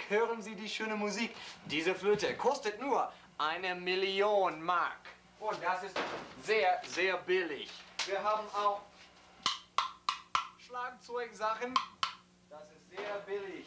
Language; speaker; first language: German; non-native, learner; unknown